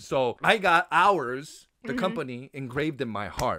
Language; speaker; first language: English; native; English